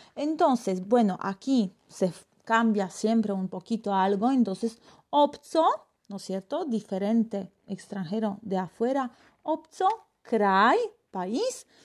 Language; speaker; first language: Spanish; non-native, fluent; Polish